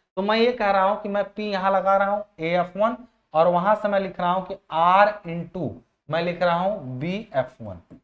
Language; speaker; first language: Hindi; native; Hindi